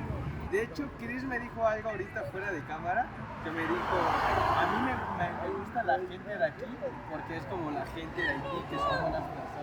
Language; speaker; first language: Spanish; native; Spanish